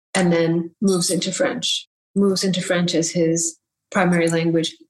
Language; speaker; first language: English; early bilingual, other home language; Bangla